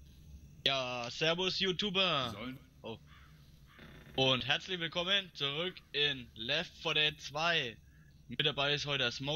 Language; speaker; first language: German; native; German